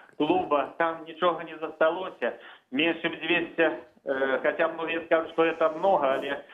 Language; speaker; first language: Belarusian; native; Belarusian